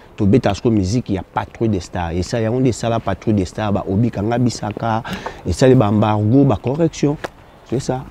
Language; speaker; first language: Lingala; native; Lingala